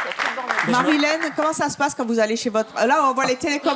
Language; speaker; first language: French; native; French